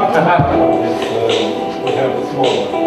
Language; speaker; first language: English; non-native, learner; Romanian